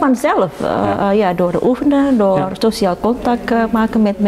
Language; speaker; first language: Dutch; non-native, learner; Indonesian